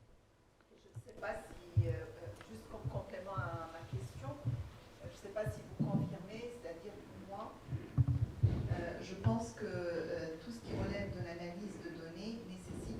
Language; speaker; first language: French; non-native, local second language; Arabic